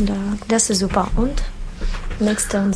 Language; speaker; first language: German; non-native, learner; Russian